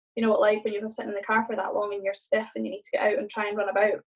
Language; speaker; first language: English; native; English